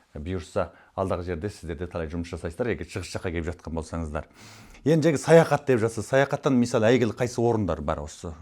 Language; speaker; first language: Kazakh; early bilingual, heritage; Kazakh